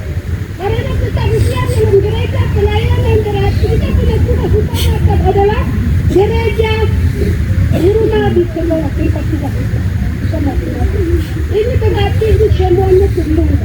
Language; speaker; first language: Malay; non-native, local second language; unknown